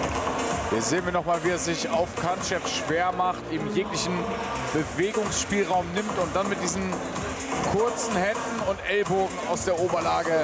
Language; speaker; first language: German; native; German